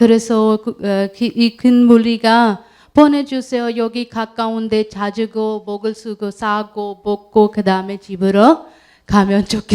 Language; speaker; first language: Korean; non-native, learner; Urdu